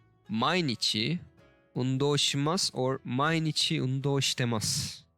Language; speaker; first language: Japanese; non-native, learner; Turkish